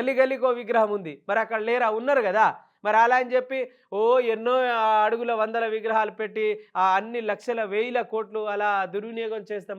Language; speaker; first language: Telugu; non-native, local second language; Lambadi